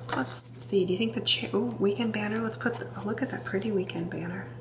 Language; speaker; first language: English; native; English